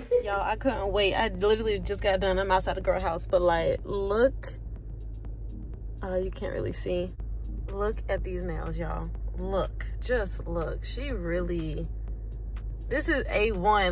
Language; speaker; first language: English; native; English